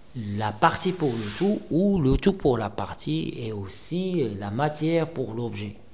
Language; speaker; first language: French; non-native, local second language; Arabic